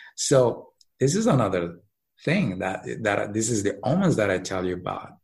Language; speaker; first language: English; non-native, fluent; Arabic